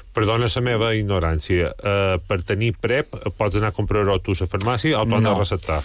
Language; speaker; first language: Catalan; native; Catalan